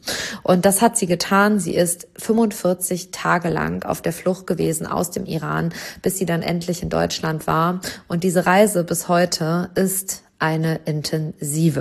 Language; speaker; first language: German; native; German